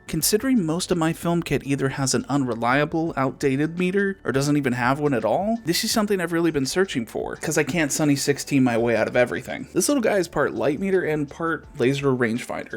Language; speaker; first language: English; native; English